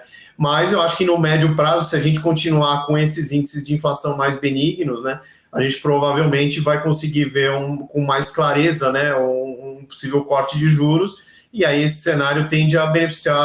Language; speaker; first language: Portuguese; native; Portuguese